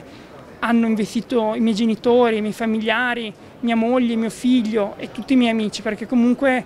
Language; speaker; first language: Italian; native; Italian